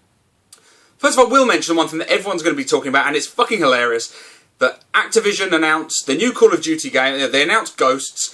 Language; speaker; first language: English; native; English